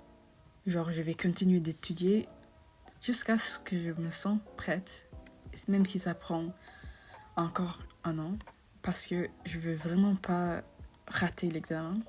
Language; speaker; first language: French; non-native, fluent; English